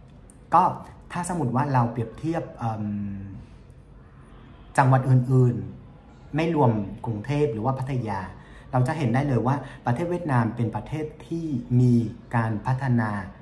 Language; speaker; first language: Thai; non-native, fluent; Vietnamese